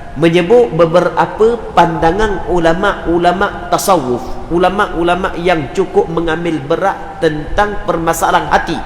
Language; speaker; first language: Malay; native; Malay